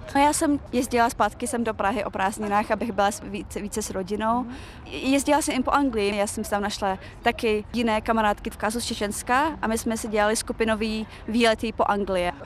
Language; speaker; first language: Czech; early bilingual, other home language; Chechen